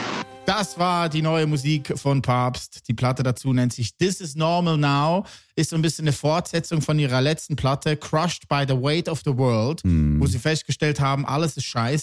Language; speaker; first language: German; native; German